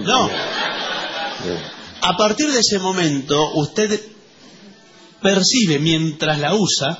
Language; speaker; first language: Spanish; native; Spanish